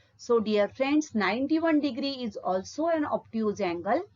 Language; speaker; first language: English; non-native, local second language; Marathi